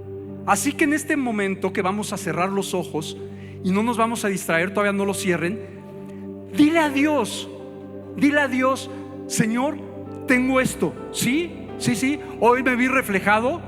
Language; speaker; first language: Spanish; native; Spanish